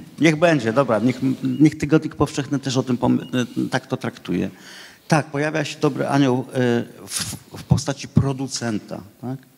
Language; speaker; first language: Polish; native; Polish